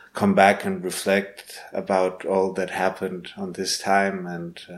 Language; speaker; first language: English; non-native, learner; Spanish